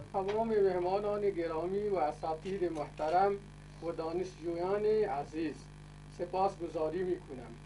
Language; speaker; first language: Persian; non-native, fluent; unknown